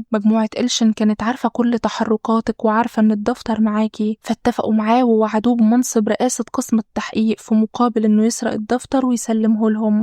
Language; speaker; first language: Arabic; native; Arabic